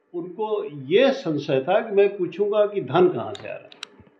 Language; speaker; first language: Hindi; native; Hindi